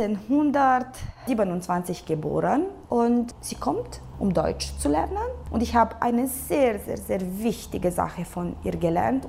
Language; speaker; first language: German; non-native, local second language; Romanian